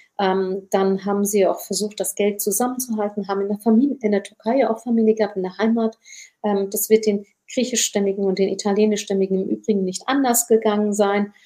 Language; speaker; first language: German; early bilingual, other home language; Turkish